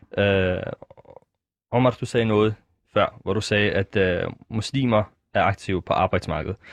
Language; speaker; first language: Danish; early bilingual, other home language; Arabic